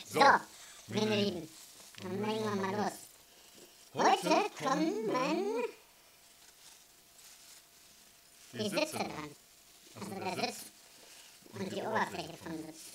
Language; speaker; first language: German; native; German